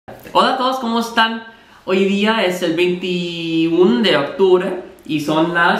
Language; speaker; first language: Spanish; non-native, fluent; English